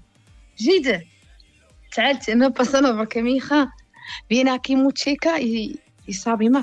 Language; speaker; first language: Spanish; non-native, learner; Arabic